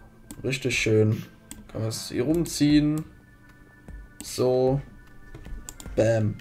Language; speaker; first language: German; native; German